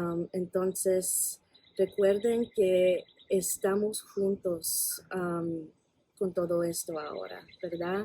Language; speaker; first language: Spanish; non-native, fluent; English